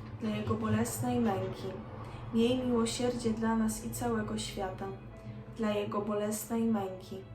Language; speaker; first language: Polish; native; Polish